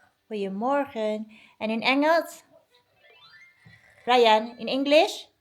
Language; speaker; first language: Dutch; non-native, learner; Filipino